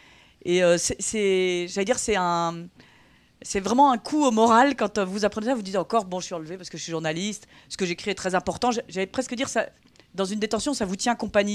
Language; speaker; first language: French; native; French